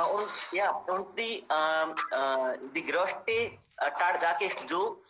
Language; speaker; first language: German; non-native, learner; Hindi